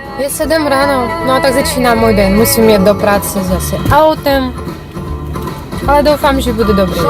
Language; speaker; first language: Czech; non-native, fluent; Russian